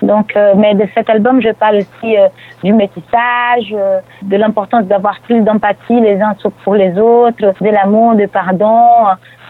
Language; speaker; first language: French; non-native, fluent; Portuguese